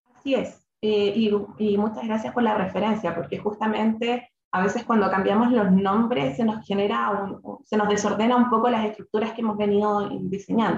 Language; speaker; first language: Spanish; native; Spanish